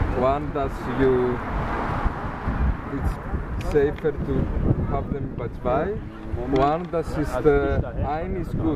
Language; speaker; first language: English; non-native, fluent; Greek